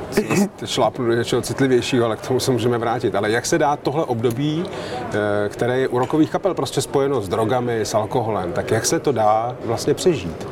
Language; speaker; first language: Czech; native; Czech